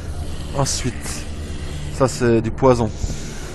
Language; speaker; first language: French; native; French